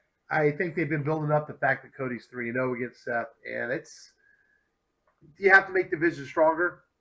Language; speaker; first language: English; native; English